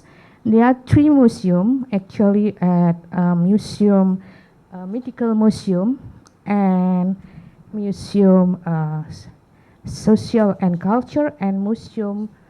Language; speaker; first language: English; non-native, learner; Indonesian